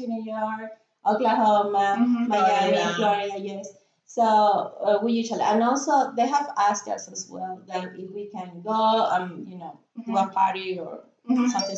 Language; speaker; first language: English; non-native, fluent; Spanish